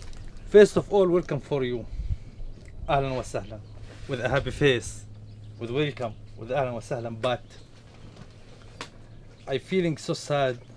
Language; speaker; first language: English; non-native, learner; Arabic